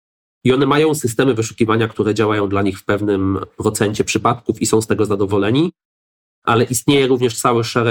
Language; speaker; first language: Polish; native; Polish